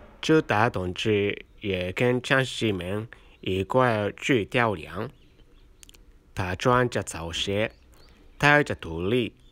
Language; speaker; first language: Chinese; non-native, learner; Japanese